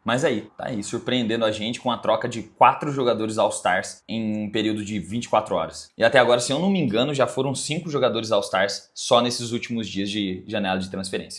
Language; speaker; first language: Portuguese; native; Portuguese